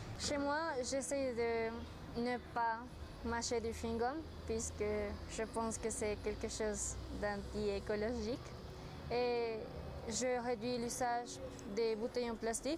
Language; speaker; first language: French; non-native, fluent; Spanish